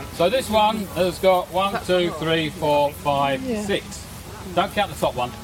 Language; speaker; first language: English; native; English